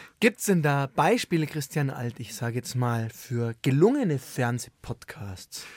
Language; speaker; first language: German; native; German